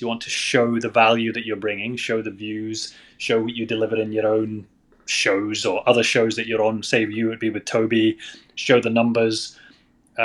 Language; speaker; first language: English; native; English